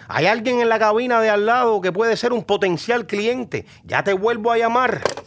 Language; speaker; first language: Spanish; native; Spanish